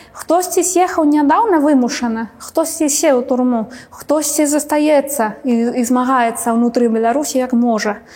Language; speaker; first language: Belarusian; non-native, fluent; Spanish